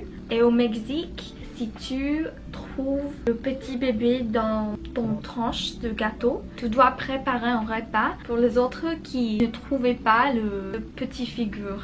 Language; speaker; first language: French; non-native, learner; Spanish